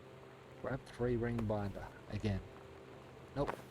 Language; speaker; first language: English; native; English